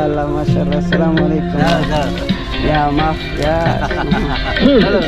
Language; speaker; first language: Indonesian; non-native, learner; Urdu